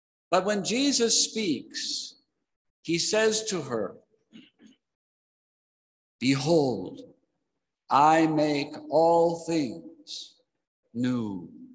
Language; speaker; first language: English; native; English